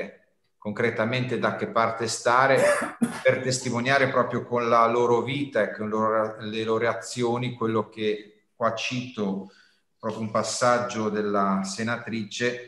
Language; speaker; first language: Italian; native; Italian